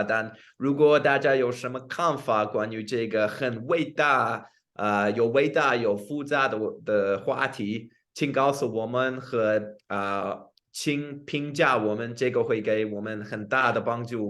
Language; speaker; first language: Chinese; non-native, fluent; English